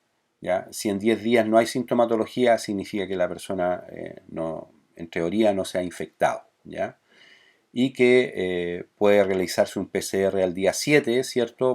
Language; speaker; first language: Spanish; native; Spanish